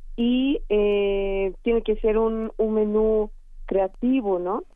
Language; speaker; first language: Spanish; native; Spanish